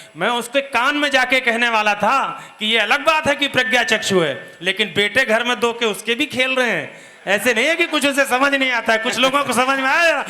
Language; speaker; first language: Hindi; native; Hindi